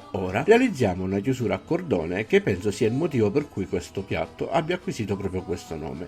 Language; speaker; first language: Italian; native; Italian